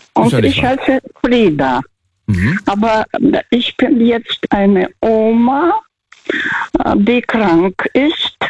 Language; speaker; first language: German; non-native, fluent; Russian